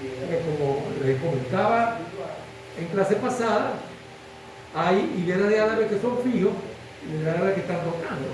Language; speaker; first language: Spanish; native; Spanish